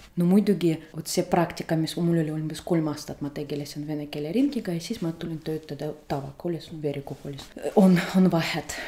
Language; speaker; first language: Estonian; non-native, learner; Russian